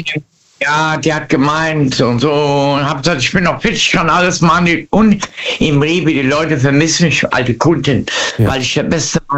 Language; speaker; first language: German; native; German